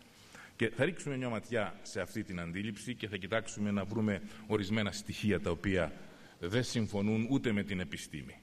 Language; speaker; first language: Greek; native; Greek